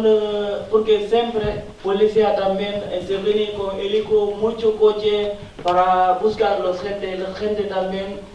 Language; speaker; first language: Spanish; non-native, learner; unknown